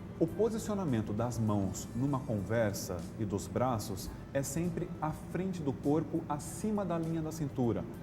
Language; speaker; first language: Portuguese; native; Portuguese